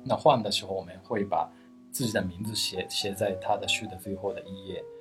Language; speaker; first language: Chinese; non-native, fluent; Japanese